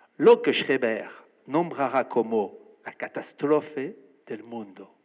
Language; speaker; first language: Spanish; non-native, fluent; French